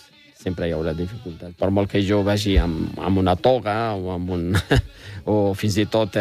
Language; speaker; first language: Catalan; non-native, fluent; Riffian